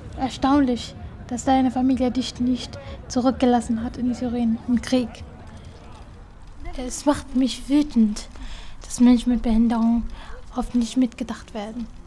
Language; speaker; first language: German; non-native, fluent; Kurdish